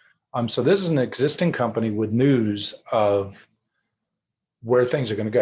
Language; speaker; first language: English; native; English